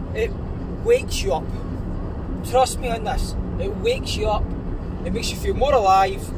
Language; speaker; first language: English; native; English